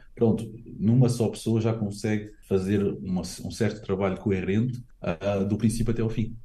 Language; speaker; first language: Portuguese; early bilingual, heritage; Portuguese